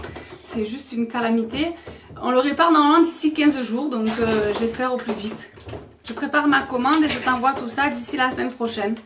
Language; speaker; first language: French; native; French